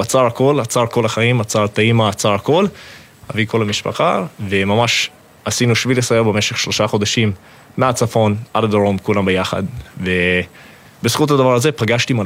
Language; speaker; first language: Hebrew; non-native, fluent; English